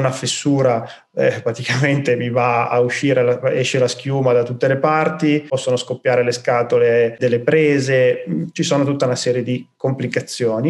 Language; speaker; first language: Italian; native; Italian